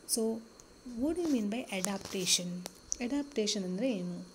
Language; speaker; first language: English; non-native, local second language; Kannada